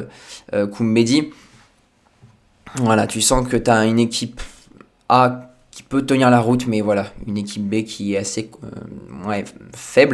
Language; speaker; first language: French; native; French